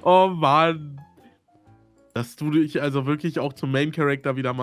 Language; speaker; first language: German; native; German